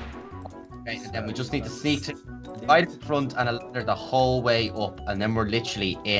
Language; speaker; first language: English; native; English